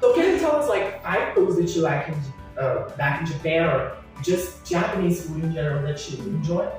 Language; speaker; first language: English; non-native, fluent; Portuguese